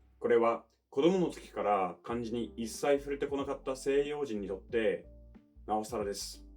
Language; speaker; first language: Japanese; non-native, fluent; English